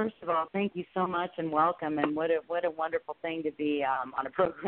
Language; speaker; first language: English; native; English